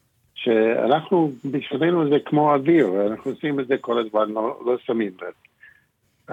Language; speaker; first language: Hebrew; non-native, fluent; English